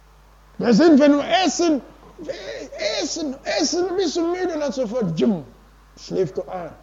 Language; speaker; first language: German; non-native, learner; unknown